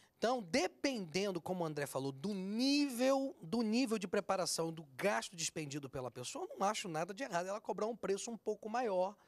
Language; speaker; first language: Portuguese; native; Portuguese